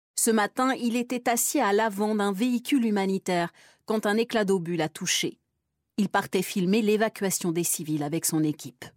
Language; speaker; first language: French; native; French